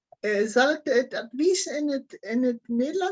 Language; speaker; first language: Dutch; non-native, fluent; German